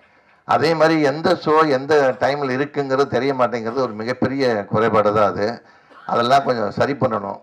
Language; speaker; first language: Tamil; native; Tamil